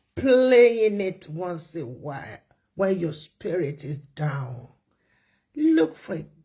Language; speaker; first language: English; non-native, local second language; Yoruba